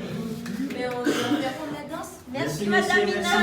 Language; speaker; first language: French; non-native, learner; Malagasy